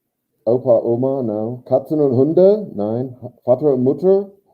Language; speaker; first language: German; non-native, fluent; English